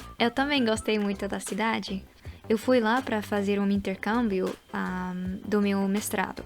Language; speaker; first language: Portuguese; non-native, fluent; Dutch